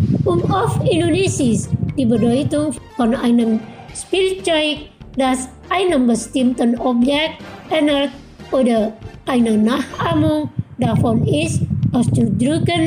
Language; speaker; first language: German; non-native, fluent; Indonesian